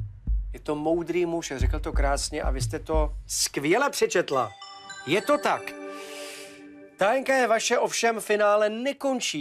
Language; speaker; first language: Czech; native; Czech